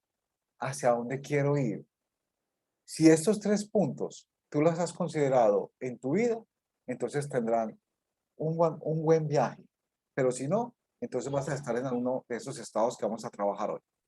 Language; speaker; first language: Spanish; native; Spanish